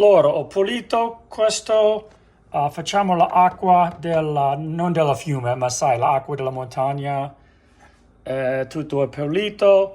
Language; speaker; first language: Italian; non-native, learner; English